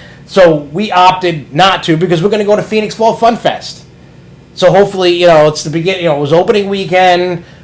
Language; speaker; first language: English; native; English